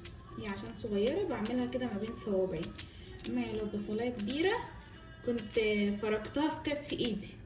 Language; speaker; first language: Arabic; native; Arabic